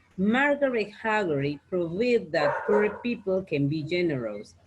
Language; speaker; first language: English; non-native, learner; Spanish